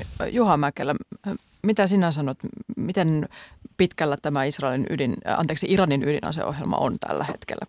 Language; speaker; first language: Finnish; native; Finnish